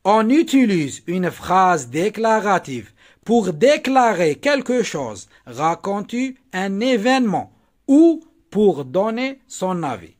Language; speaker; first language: French; non-native, local second language; Arabic